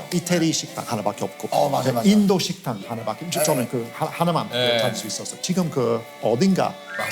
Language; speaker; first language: Korean; non-native, fluent; English